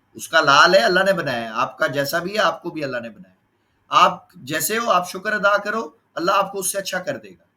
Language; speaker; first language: Urdu; non-native, local second language; Punjabi